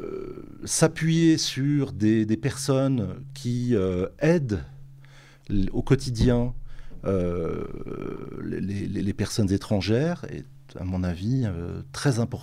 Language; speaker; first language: French; native; French